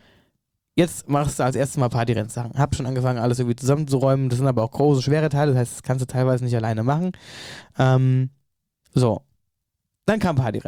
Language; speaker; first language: German; native; German